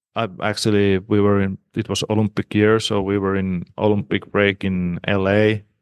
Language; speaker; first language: English; non-native, fluent; Finnish